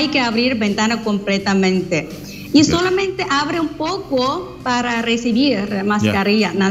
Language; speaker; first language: Spanish; non-native, fluent; Chinese